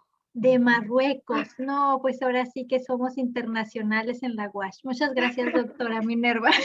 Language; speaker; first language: Spanish; native; Spanish